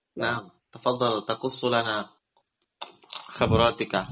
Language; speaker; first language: Arabic; non-native, learner; Indonesian